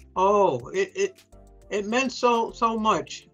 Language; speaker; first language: English; native; English